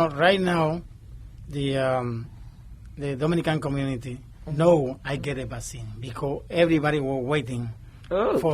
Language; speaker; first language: English; non-native, learner; Spanish